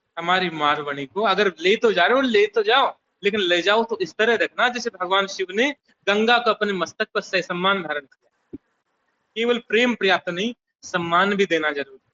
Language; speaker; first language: Hindi; native; Hindi